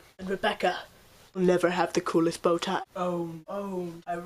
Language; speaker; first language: English; native; English